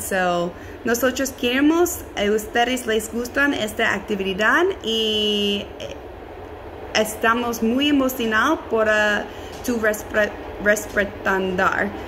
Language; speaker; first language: Spanish; non-native, learner; English